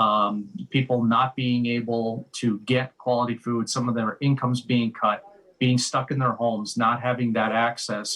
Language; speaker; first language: English; native; English